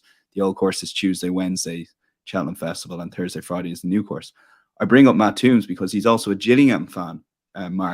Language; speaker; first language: English; native; English